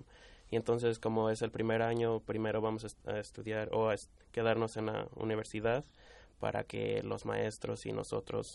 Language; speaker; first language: Spanish; early bilingual, heritage; Spanish